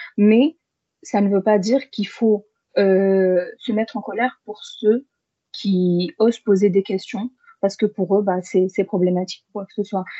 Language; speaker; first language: French; early bilingual, other home language; Arabic